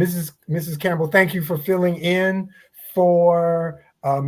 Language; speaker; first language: English; native; English